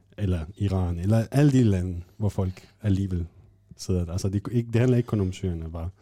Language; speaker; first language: Danish; non-native, fluent; Arabic